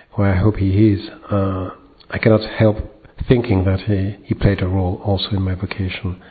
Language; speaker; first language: English; non-native, fluent; French